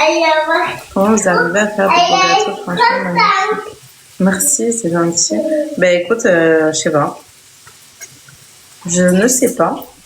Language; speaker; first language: French; native; French